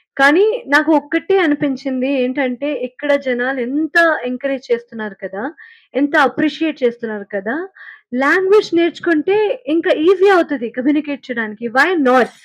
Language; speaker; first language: Telugu; non-native, fluent; Hindi